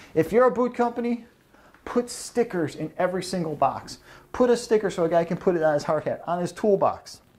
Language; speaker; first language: English; native; English